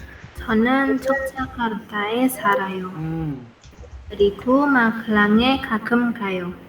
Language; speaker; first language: Korean; non-native, learner; Indonesian